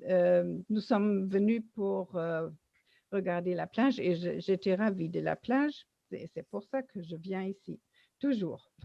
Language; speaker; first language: French; non-native, fluent; German